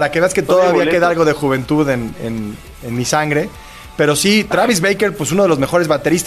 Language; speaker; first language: Spanish; native; Spanish